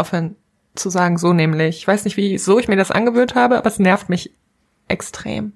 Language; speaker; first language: German; native; German